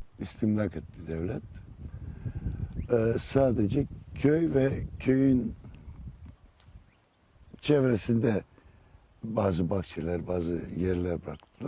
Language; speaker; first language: Turkish; non-native, local second language; Greek